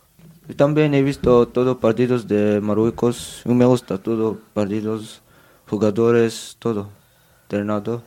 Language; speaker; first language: Spanish; non-native, learner; Arabic